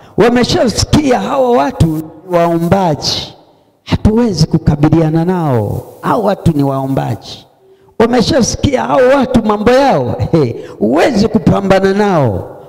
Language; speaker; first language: Swahili; non-native, local second language; Sukuma